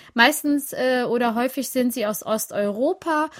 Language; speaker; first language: German; early bilingual, other home language; Albanian